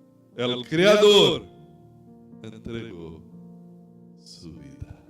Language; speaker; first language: Spanish; non-native, fluent; Portuguese